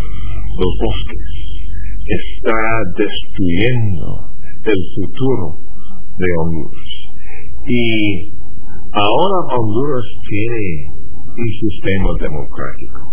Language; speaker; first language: Spanish; non-native, fluent; English